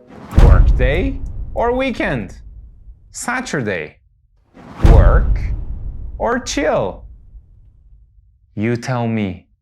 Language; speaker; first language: English; non-native, fluent; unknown